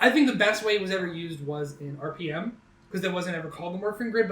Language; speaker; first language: English; native; English